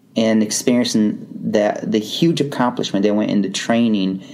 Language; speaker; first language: English; non-native, fluent; Portuguese